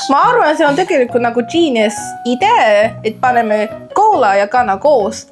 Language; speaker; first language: Estonian; non-native, learner; Chinese